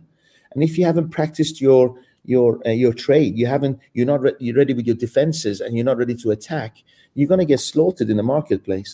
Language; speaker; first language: English; non-native, fluent; Persian